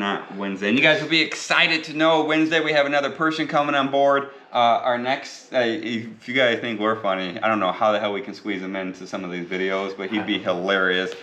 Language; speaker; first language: English; native; English